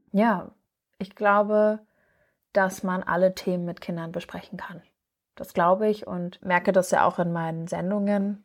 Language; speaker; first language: German; native; German